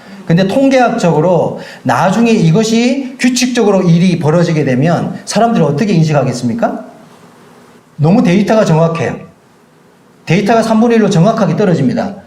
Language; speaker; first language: Korean; native; Korean